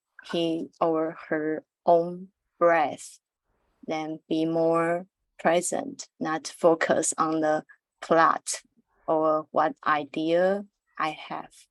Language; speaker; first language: English; non-native, learner; Chinese